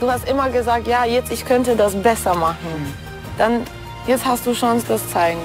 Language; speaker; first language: German; non-native, learner; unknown